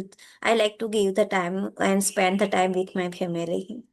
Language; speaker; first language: English; non-native, learner; Gujarati